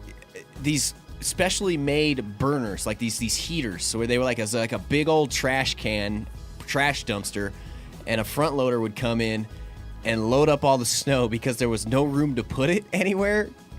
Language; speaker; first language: English; native; English